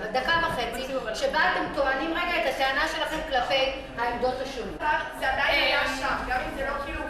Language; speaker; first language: Hebrew; native; Hebrew